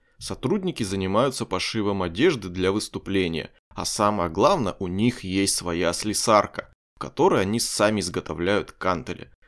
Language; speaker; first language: Russian; native; Russian